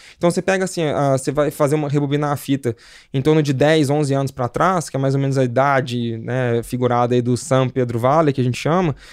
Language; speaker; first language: Portuguese; native; Portuguese